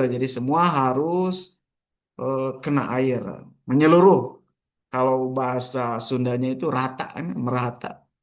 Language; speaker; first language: Indonesian; non-native, local second language; Sundanese